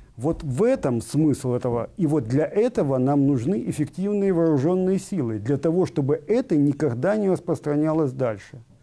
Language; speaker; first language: Russian; native; Russian